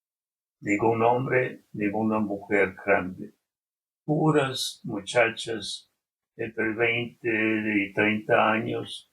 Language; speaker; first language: Spanish; non-native, fluent; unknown